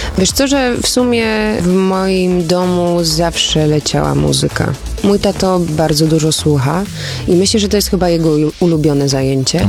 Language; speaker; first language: Polish; early bilingual, other home language; German